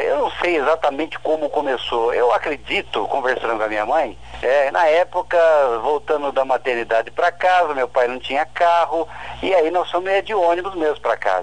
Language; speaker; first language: Portuguese; native; Portuguese